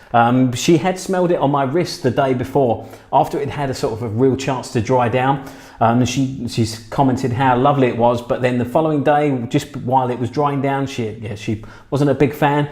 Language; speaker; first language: English; native; English